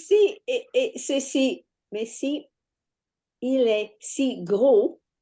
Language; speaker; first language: French; non-native, fluent; English